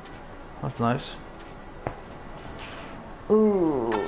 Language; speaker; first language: English; non-native, fluent; Swedish